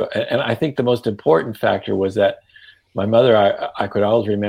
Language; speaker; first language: English; non-native, fluent; Yiddish